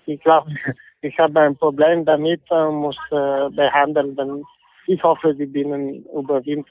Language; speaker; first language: German; non-native, fluent; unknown